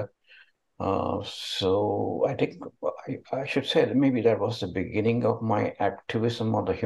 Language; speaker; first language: English; non-native, local second language; Kannada